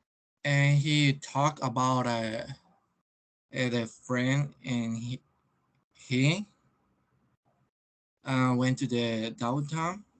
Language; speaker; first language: English; non-native, learner; Spanish